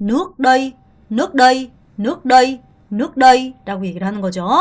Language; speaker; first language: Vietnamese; non-native, fluent; Korean